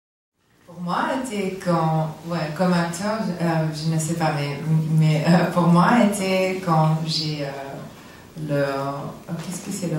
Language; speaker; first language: French; non-native, learner; English